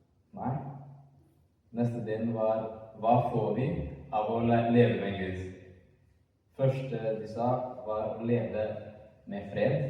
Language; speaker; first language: Norwegian; early bilingual, other home language; Amharic